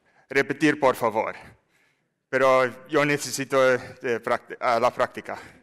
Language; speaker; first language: Spanish; non-native, learner; English